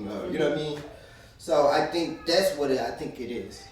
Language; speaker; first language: English; native; English